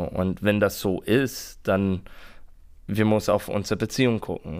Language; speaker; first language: German; non-native, learner; English